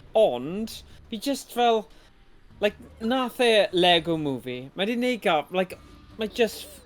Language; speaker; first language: Welsh; native; Welsh